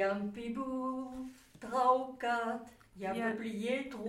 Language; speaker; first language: French; native; French